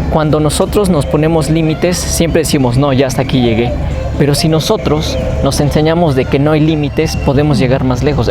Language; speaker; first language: Spanish; non-native, local second language; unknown